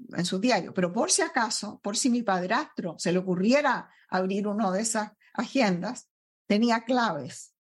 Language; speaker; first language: Spanish; native; Spanish